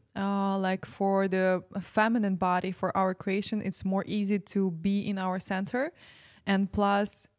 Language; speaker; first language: English; non-native, fluent; Ukrainian